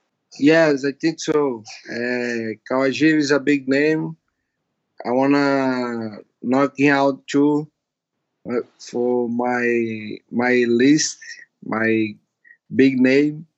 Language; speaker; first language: English; non-native, learner; Portuguese